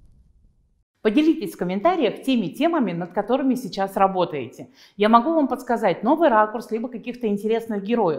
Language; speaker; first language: Russian; native; Russian